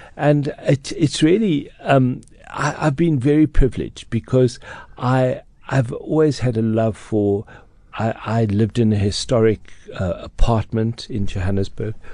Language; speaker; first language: English; native; English